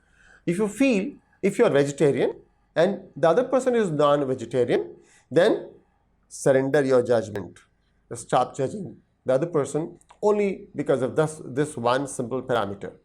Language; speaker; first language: English; non-native, local second language; Hindi